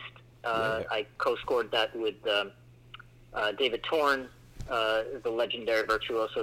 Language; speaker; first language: English; native; English